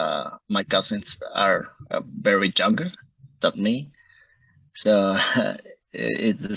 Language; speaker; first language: English; non-native, learner; Spanish